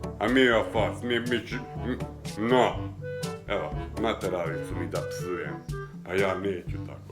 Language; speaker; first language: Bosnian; non-native, local second language; Hungarian